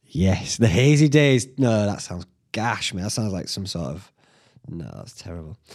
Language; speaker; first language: English; native; English